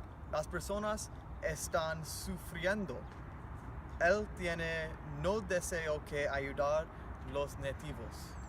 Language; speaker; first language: Spanish; non-native, learner; English